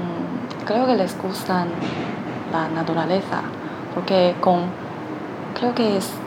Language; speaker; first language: Spanish; non-native, learner; Chinese